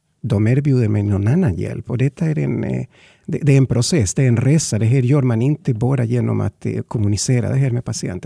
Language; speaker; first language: Swedish; non-native, fluent; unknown